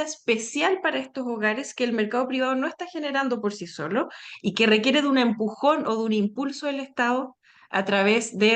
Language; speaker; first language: Spanish; native; Spanish